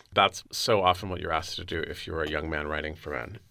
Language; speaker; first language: English; native; English